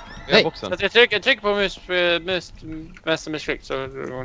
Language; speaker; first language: Swedish; native; Swedish